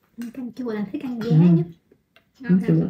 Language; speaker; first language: Vietnamese; native; Vietnamese